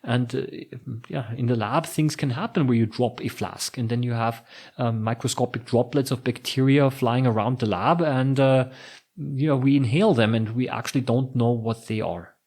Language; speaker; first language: English; non-native, fluent; German